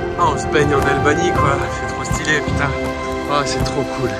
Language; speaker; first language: French; native; French